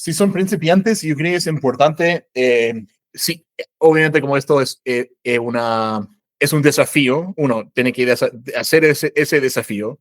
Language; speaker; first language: Spanish; non-native, fluent; English